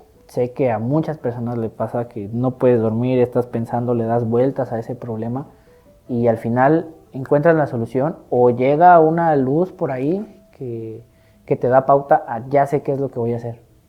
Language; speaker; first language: Spanish; native; Spanish